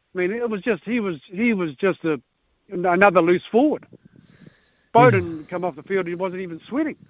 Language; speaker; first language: English; native; English